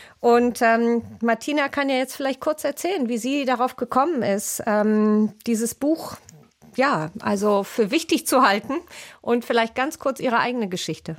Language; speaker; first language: German; native; German